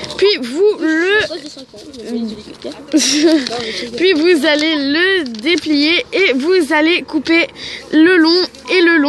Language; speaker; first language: French; native; French